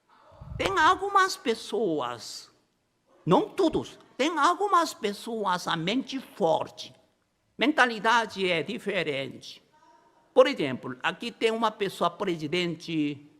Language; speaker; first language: Portuguese; non-native, learner; Korean